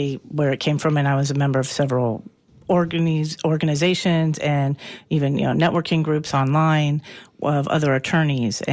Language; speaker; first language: English; native; English